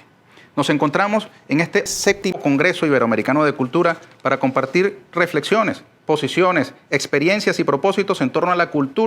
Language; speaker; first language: Spanish; native; Spanish